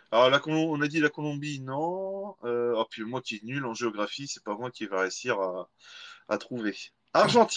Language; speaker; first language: French; native; French